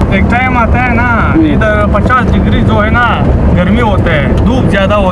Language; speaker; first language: Hindi; non-native, fluent; Pashto